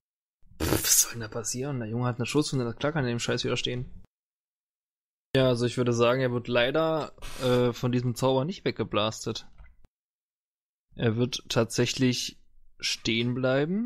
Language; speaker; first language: German; native; German